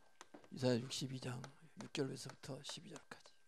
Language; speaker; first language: Korean; native; Korean